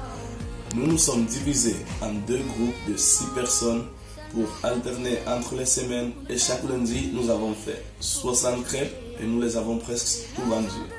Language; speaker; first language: French; non-native, learner; Spanish